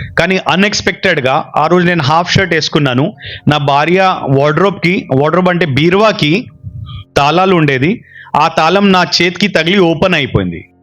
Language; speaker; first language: Telugu; non-native, local second language; Urdu